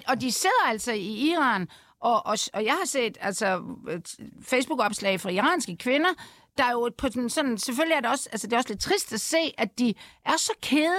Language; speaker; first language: Danish; native; Danish